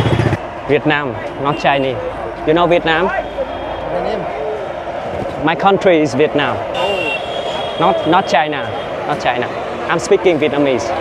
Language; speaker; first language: English; non-native, learner; Vietnamese